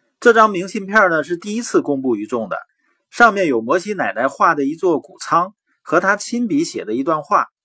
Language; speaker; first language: Chinese; native; Chinese